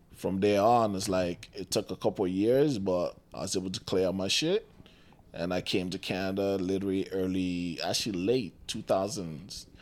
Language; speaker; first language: English; non-native, local second language; Akan